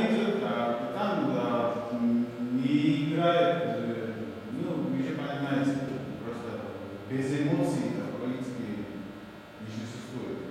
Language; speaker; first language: Russian; non-native, learner; Bulgarian